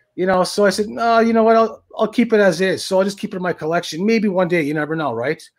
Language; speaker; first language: English; native; English